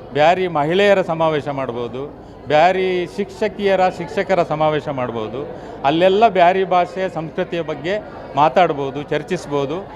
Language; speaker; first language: Kannada; non-native, local second language; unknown